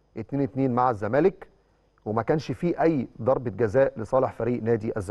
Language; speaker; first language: Arabic; native; Arabic